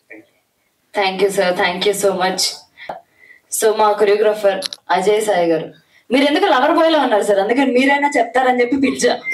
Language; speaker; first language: Telugu; native; Telugu